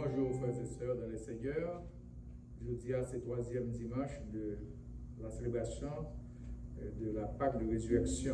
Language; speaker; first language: French; non-native, local second language; Haitian Creole